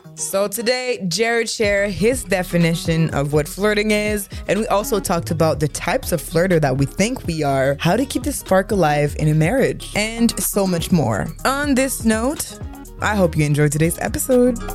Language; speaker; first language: English; non-native, fluent; French